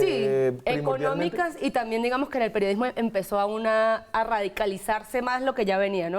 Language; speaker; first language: Spanish; native; Spanish